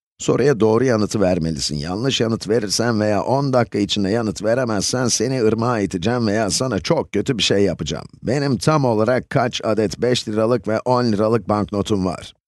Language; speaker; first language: Turkish; native; Turkish